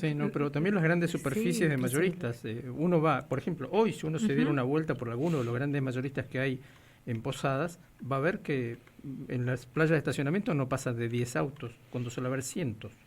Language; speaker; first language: Spanish; native; Spanish